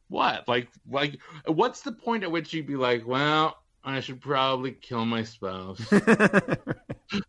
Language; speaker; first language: English; native; English